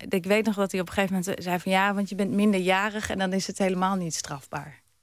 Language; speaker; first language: Dutch; early bilingual, other home language; German